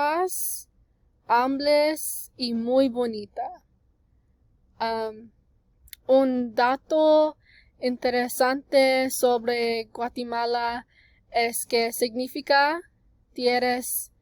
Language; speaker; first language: Spanish; non-native, learner; English